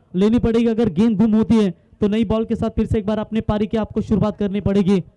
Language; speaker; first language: Hindi; non-native, local second language; Marathi